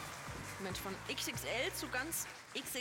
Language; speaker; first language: German; native; German